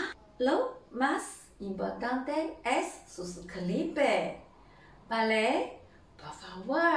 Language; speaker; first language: Spanish; non-native, learner; Chinese